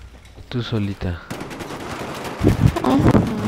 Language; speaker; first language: Spanish; native; Spanish